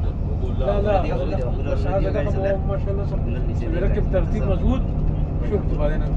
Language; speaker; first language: Arabic; non-native, learner; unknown